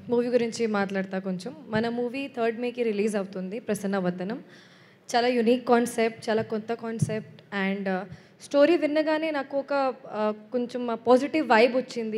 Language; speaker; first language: Telugu; non-native, local second language; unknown